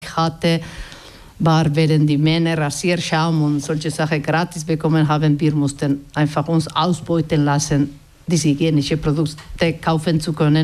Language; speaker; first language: German; non-native, learner; Basque